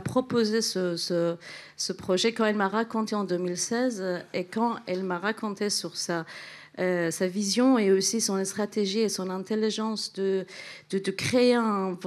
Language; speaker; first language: French; non-native, fluent; Central Kurdish